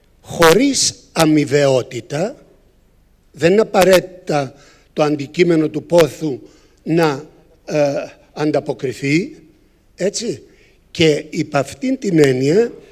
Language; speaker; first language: Greek; native; Greek